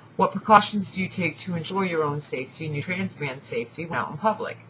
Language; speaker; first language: English; native; English